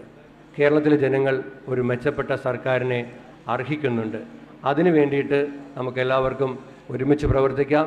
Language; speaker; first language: Malayalam; native; Malayalam